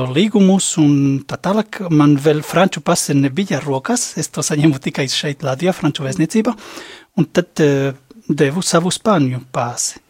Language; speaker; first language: Latvian; non-native, fluent; Spanish